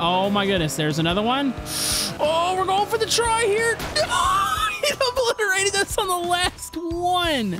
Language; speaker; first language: English; native; English